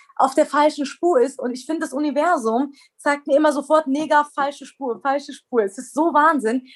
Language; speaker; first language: German; early bilingual, other home language; Persian